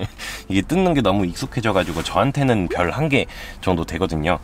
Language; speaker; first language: Korean; native; Korean